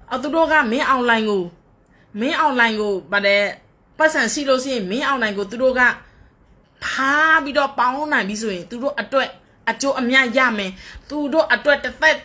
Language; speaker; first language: Burmese; non-native, local second language; S'gaw Karen